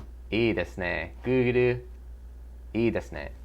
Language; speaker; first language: Japanese; non-native, learner; English